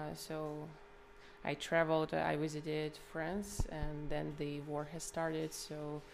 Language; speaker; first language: English; non-native, fluent; Ukrainian